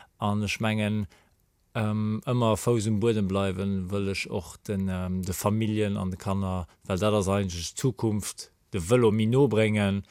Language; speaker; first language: Luxembourgish; native; Luxembourgish